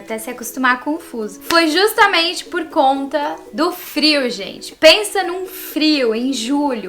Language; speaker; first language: Portuguese; native; Portuguese